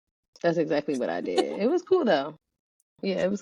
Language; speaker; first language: English; native; English